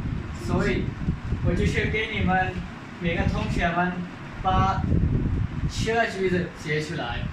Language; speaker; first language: Chinese; non-native, fluent; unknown